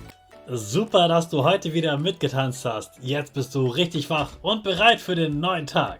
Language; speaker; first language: German; native; German